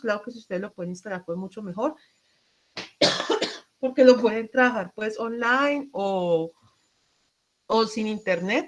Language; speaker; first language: Spanish; native; Spanish